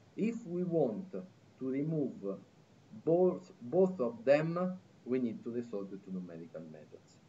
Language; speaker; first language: English; non-native, fluent; Italian